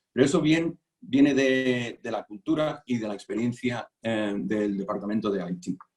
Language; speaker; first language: Spanish; non-native, fluent; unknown